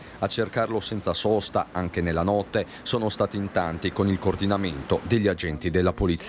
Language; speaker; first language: Italian; native; Italian